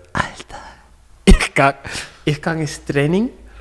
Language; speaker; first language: German; non-native, fluent; Lingala